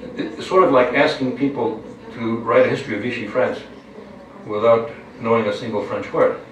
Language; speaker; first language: English; non-native, fluent; Lithuanian